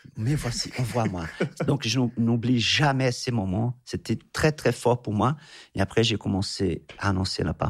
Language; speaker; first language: French; non-native, fluent; Portuguese